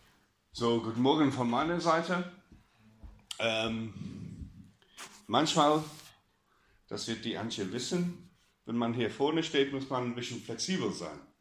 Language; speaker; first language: German; non-native, fluent; English